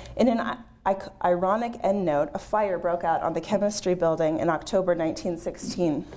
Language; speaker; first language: English; native; English